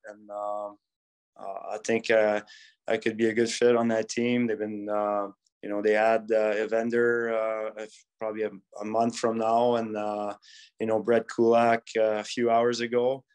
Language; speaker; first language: English; non-native, fluent; French